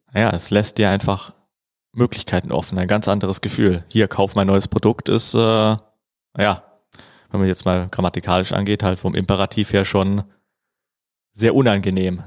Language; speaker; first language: German; native; German